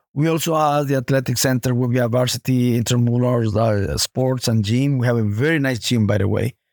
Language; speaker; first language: English; non-native, fluent; Spanish